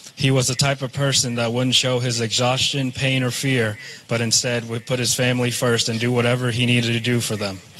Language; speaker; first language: English; early bilingual, other home language; Vietnamese